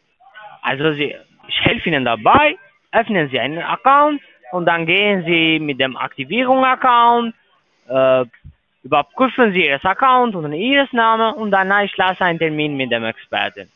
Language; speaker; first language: German; non-native, learner; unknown